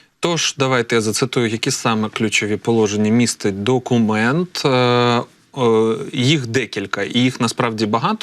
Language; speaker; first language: Ukrainian; native; Ukrainian